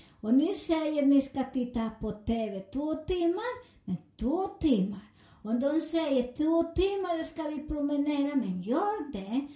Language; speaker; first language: Swedish; non-native, fluent; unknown